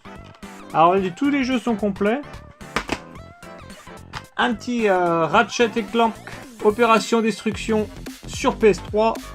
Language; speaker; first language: French; native; French